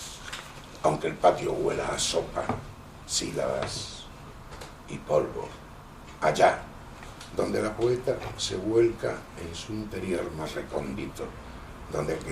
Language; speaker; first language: Spanish; native; Spanish